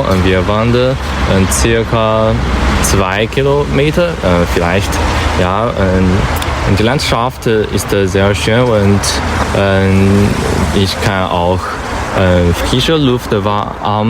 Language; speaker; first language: German; non-native, learner; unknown